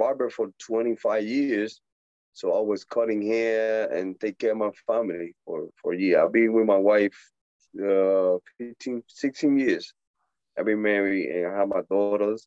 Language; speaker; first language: English; non-native, learner; Spanish